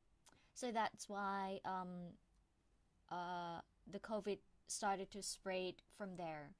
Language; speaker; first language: English; non-native, fluent; Thai